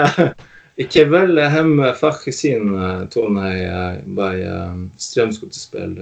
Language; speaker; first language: Dutch; non-native, fluent; Norwegian